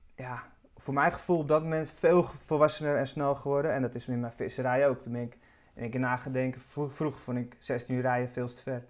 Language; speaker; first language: Dutch; native; Dutch